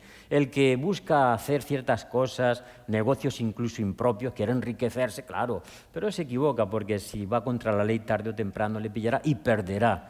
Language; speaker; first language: Spanish; native; Spanish